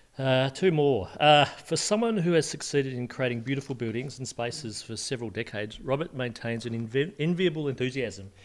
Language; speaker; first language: English; native; English